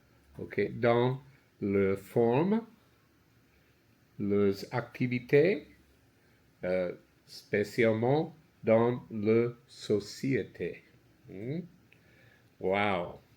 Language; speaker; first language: French; non-native, learner; English